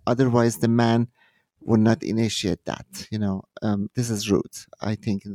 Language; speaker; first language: English; non-native, fluent; Persian